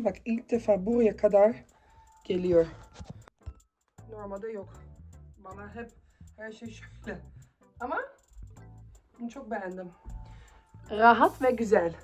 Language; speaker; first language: Turkish; early bilingual, heritage; Turkish